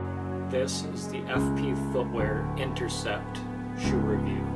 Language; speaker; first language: English; native; English